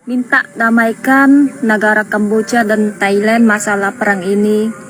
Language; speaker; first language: Indonesian; non-native, fluent; Khmer